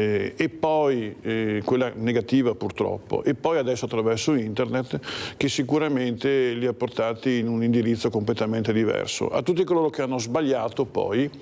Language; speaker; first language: Italian; native; Italian